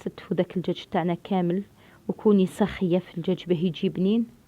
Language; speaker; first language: Arabic; native; Arabic